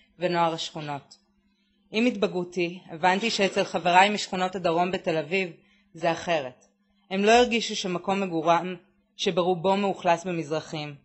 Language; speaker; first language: Hebrew; native; Hebrew